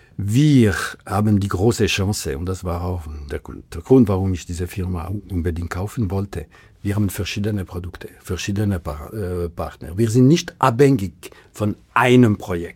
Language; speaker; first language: German; non-native, local second language; French